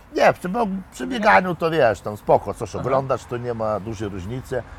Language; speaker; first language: Polish; non-native, fluent; Lithuanian